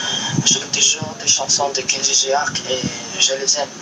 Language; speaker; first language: French; non-native, learner; Filipino